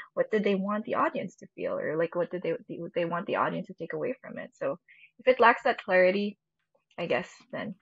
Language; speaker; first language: English; non-native, local second language; Filipino